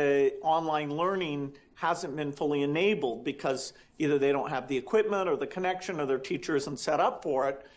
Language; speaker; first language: English; native; English